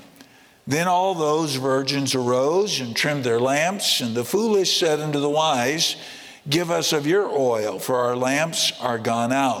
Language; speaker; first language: English; native; English